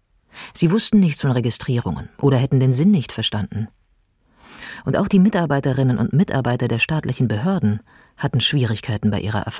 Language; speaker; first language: German; native; German